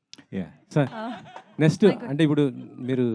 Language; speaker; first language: Telugu; native; Telugu